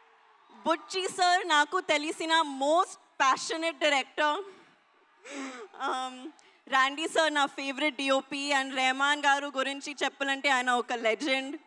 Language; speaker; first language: Telugu; non-native, learner; Hindi